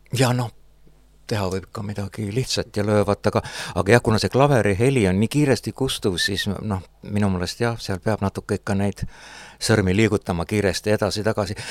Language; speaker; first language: Estonian; native; Estonian